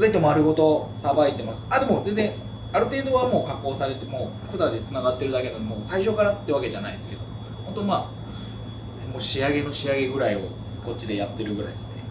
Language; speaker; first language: Japanese; native; Japanese